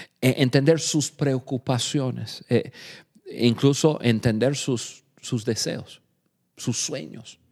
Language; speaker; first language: Spanish; non-native, fluent; English